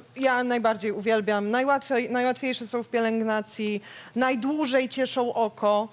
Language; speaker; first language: Polish; native; Polish